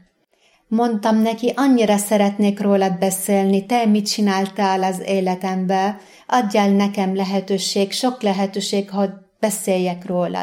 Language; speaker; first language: Hungarian; non-native, fluent; Arabic